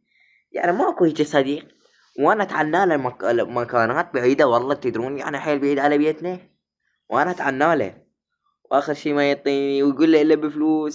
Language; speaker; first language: Arabic; native; Arabic